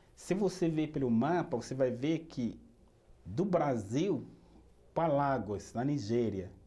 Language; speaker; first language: Portuguese; non-native, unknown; Yoruba